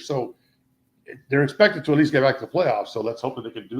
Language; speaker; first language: English; native; English